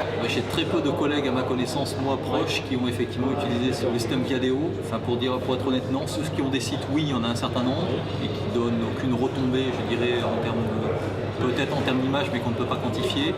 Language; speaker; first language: French; native; French